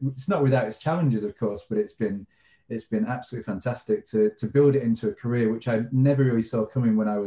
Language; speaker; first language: English; native; English